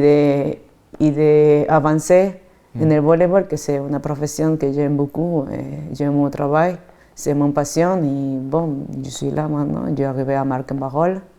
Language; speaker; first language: French; non-native, fluent; Spanish